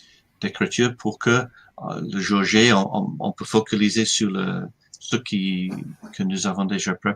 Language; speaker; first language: French; non-native, fluent; English